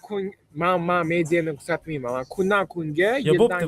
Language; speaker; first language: Uzbek; non-native, local second language; Kara-Kalpak